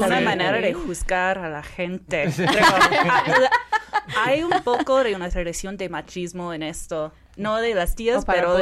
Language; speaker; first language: Spanish; non-native, fluent; English